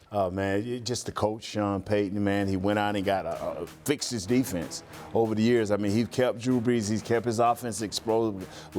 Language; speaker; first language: English; native; English